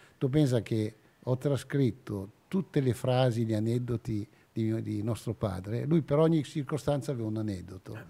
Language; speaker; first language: Italian; native; Italian